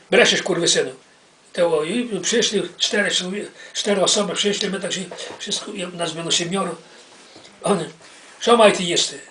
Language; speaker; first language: Polish; early bilingual, heritage; Polish